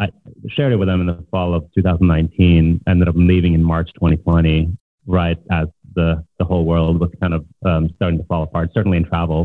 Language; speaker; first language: English; non-native, fluent; Norwegian